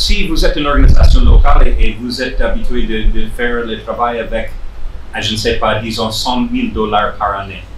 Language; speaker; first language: French; non-native, fluent; English